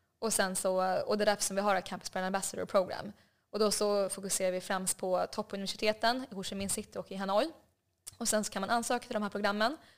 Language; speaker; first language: Swedish; native; Swedish